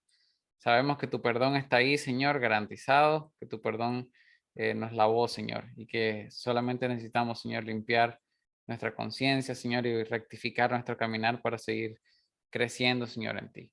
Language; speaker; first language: Spanish; native; Spanish